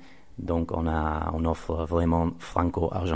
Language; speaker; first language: French; non-native, fluent; Spanish